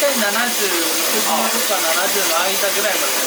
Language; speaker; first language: Japanese; native; Japanese